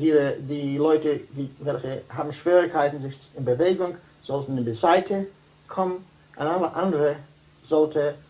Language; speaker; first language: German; non-native, fluent; Dutch